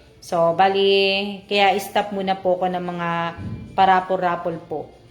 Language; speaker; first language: Filipino; native; Filipino